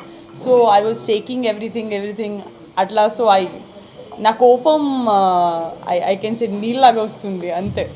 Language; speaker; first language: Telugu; non-native, learner; Gujarati